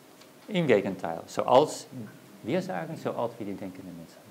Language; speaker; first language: German; non-native, learner; Dutch